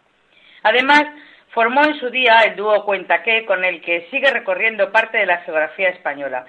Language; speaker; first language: Spanish; native; Spanish